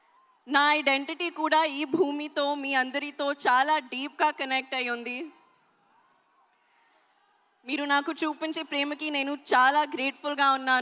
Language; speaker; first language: Telugu; non-native, learner; Hindi